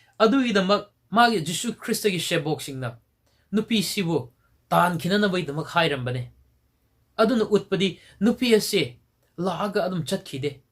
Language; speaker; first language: Manipuri; non-native, local second language; Tangkhul Naga (India)